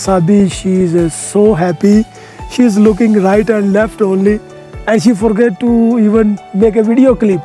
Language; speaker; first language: English; non-native, learner; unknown